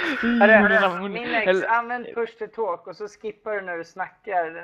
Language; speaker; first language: Swedish; native; Swedish